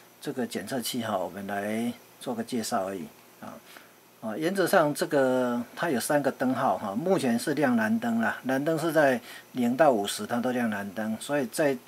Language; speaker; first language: Chinese; native; Chinese